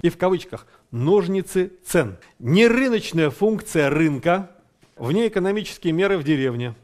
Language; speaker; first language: Russian; native; Russian